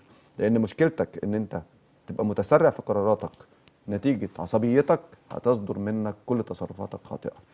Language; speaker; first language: Arabic; native; Arabic